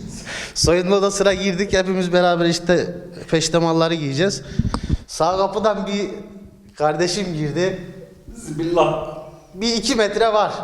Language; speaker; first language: Turkish; native; Turkish